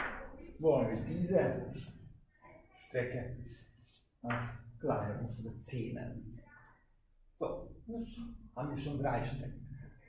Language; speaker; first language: German; non-native, fluent; Hungarian